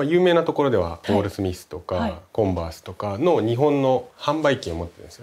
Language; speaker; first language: Japanese; native; Japanese